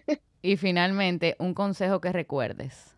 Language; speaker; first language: Spanish; native; Spanish